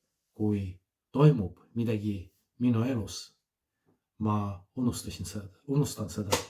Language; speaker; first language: Estonian; non-native, fluent; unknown